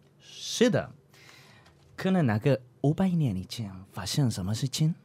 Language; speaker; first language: Chinese; non-native, learner; Spanish